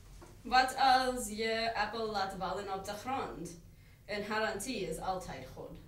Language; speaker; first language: Dutch; non-native, learner; English